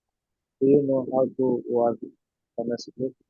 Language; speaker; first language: English; non-native, learner; Bangla